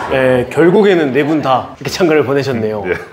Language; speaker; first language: Korean; native; Korean